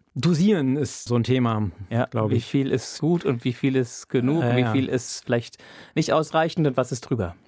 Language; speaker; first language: German; native; German